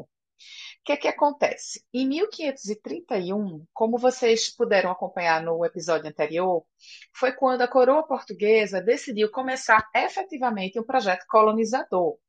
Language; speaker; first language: Portuguese; native; Portuguese